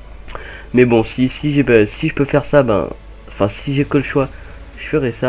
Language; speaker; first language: French; native; French